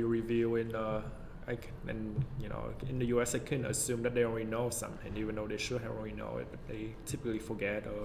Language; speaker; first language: English; non-native, fluent; Vietnamese